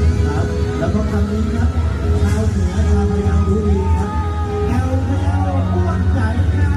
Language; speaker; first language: Thai; native; Thai